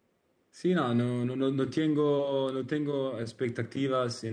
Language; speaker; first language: Spanish; non-native, learner; Italian